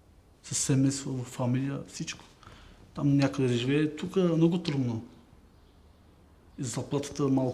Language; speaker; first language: Bulgarian; non-native, local second language; Turkish